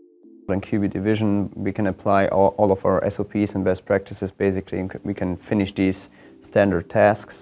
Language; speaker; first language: English; non-native, fluent; German